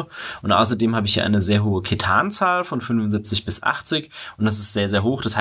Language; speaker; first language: German; native; German